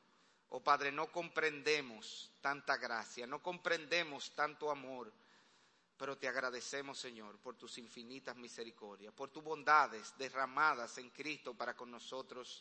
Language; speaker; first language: Spanish; native; Spanish